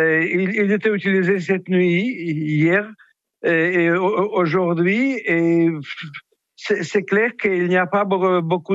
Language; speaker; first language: French; non-native, fluent; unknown